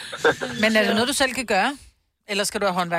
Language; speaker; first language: Danish; native; Danish